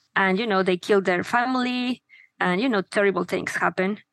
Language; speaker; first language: English; non-native, fluent; Spanish